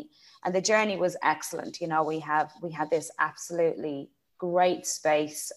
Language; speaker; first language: English; native; English